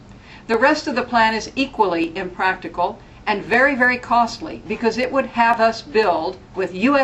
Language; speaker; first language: English; native; English